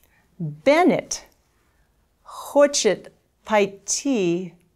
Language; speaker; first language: Russian; non-native, fluent; English